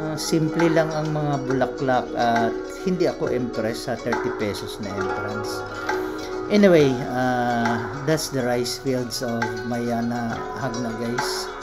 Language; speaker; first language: Filipino; non-native, local second language; Cebuano